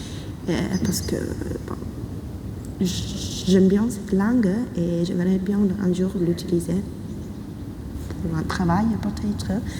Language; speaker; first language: French; non-native, fluent; Italian